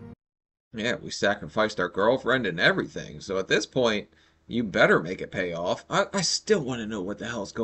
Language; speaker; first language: English; native; English